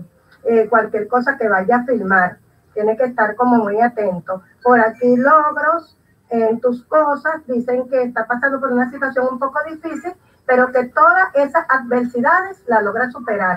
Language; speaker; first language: Spanish; native; Spanish